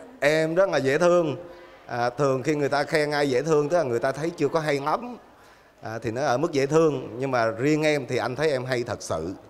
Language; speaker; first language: Vietnamese; native; Vietnamese